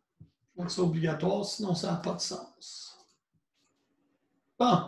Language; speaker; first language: French; native; French